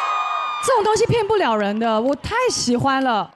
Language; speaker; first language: Chinese; native; Chinese